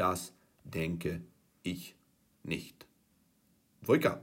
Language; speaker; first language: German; non-native, fluent; Czech